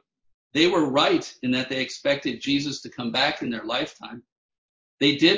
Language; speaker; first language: English; native; English